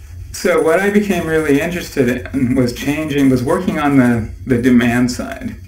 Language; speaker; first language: English; native; English